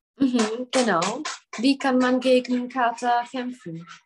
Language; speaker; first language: German; non-native, fluent; Czech